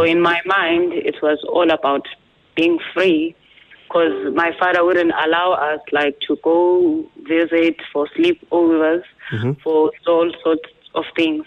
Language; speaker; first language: English; non-native, local second language; Zulu